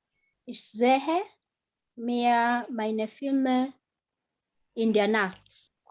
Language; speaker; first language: German; non-native, learner; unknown